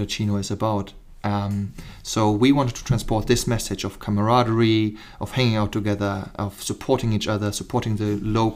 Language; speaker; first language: English; non-native, fluent; German